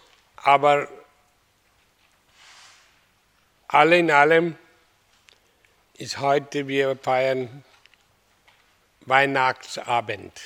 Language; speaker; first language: German; non-native, fluent; Hindi